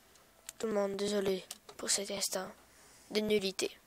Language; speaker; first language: French; native; French